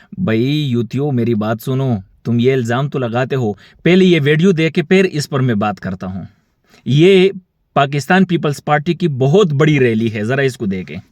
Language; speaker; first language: Urdu; non-native, local second language; Pashto